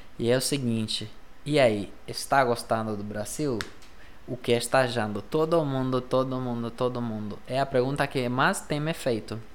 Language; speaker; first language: Portuguese; non-native, fluent; Spanish